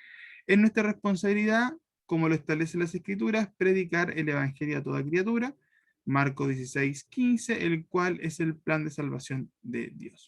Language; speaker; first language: Spanish; native; Spanish